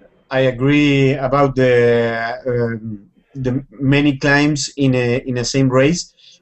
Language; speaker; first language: English; non-native, fluent; Spanish